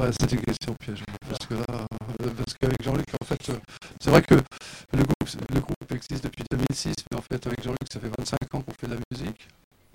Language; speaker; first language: French; native; French